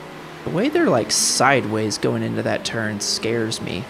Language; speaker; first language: English; native; English